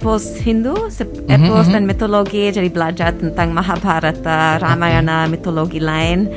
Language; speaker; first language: Indonesian; non-native, fluent; English